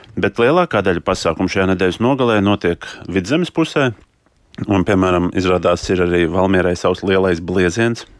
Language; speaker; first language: Latvian; native; Latvian